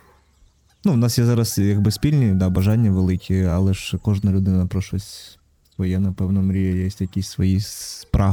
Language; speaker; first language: Ukrainian; native; Ukrainian